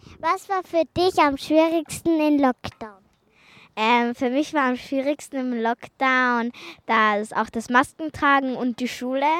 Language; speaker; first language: German; non-native, local second language; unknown